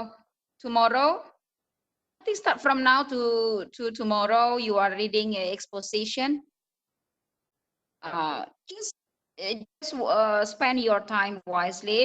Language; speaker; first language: English; non-native, fluent; Indonesian